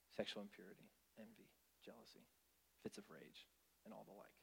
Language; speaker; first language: English; native; English